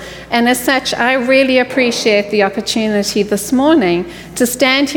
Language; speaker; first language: English; native; English